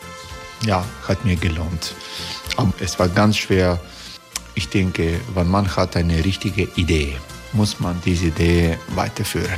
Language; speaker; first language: German; non-native, learner; Croatian